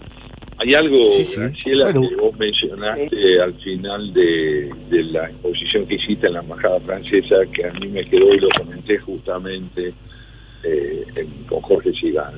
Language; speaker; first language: Spanish; native; Spanish